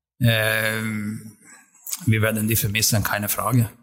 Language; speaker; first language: German; non-native, learner; Swedish